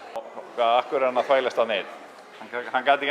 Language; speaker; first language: Icelandic; native; Icelandic